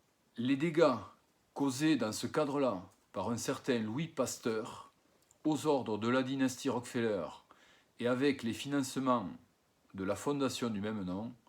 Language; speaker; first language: French; native; French